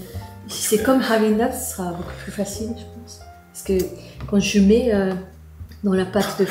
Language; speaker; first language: French; non-native, fluent; Japanese